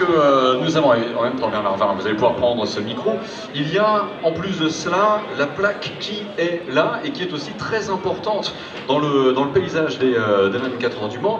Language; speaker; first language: French; native; French